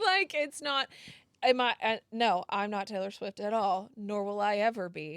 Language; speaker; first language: English; native; English